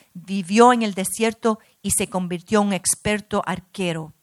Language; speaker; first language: Spanish; early bilingual, heritage; Spanish